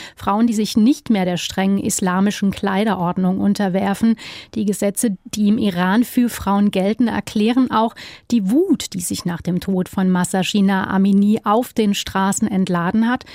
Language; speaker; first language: German; native; German